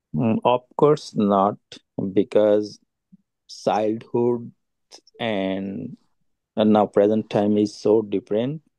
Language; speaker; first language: English; non-native, learner; Bangla